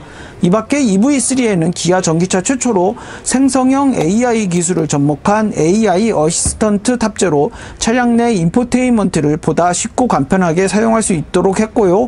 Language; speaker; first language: Korean; native; Korean